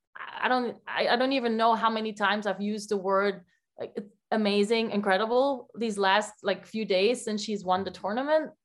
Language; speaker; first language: English; non-native, fluent; Dutch